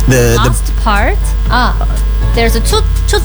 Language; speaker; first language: English; non-native, learner; Korean